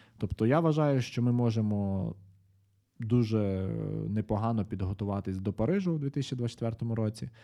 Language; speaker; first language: Ukrainian; native; Ukrainian